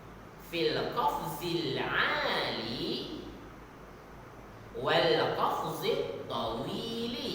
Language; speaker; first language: Arabic; non-native, fluent; Malay